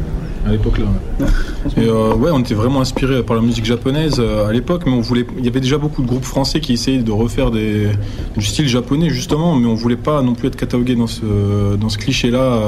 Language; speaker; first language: French; native; French